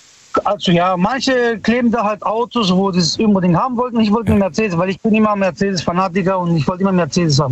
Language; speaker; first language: German; early bilingual, other home language; Italian